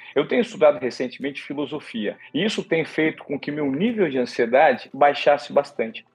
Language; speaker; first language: Portuguese; native; Portuguese